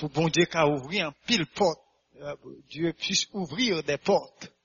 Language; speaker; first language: French; non-native, local second language; Haitian Creole